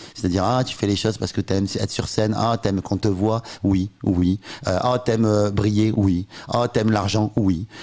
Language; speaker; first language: French; native; French